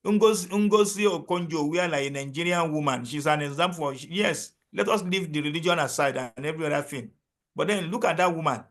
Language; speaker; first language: English; non-native, local second language; Yoruba